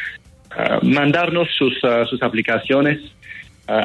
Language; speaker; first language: Spanish; non-native, fluent; English